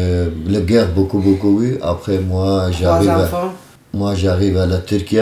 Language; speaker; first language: French; non-native, learner; Kurdish